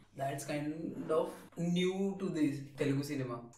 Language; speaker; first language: English; non-native, local second language; Telugu